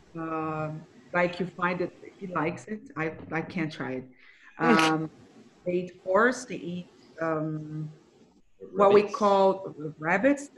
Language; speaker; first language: English; non-native, fluent; Portuguese